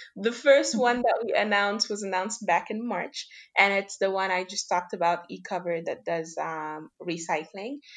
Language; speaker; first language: English; non-native, fluent; French